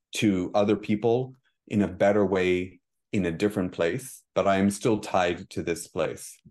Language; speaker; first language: English; early bilingual, heritage; Hebrew